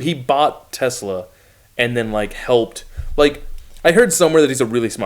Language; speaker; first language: English; native; English